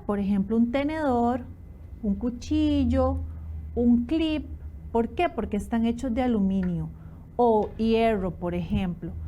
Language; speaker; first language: Spanish; native; Spanish